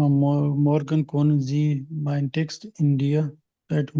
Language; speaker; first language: German; non-native, learner; Hindi